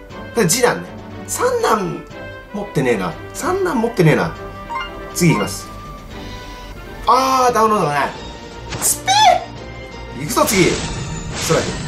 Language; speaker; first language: Japanese; native; Japanese